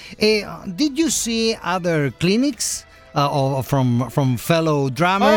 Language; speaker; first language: English; non-native, fluent; Spanish